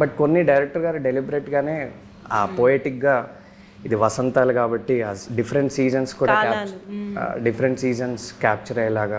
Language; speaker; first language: Telugu; native; Telugu